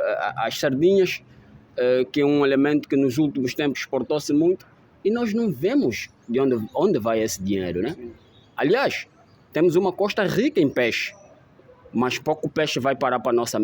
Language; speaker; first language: Portuguese; native; Portuguese